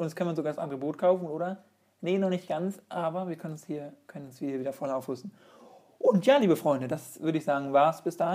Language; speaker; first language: German; native; German